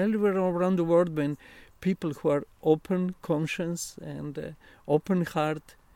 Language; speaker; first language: English; non-native, learner; Italian